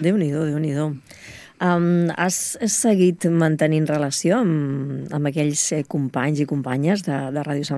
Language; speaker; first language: Catalan; native; Catalan